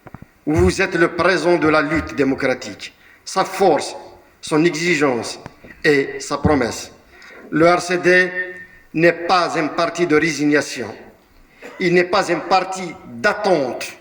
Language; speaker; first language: French; non-native, local second language; Kabyle